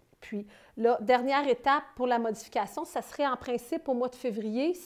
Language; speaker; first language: French; native; French